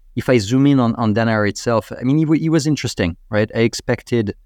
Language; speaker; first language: English; non-native, fluent; French